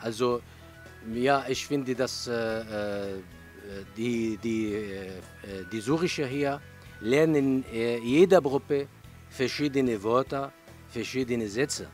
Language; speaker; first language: German; non-native, learner; Arabic